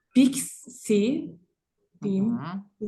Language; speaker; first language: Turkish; native; Turkish